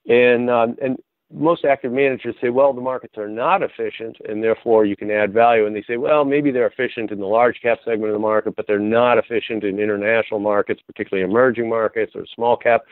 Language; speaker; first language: English; native; English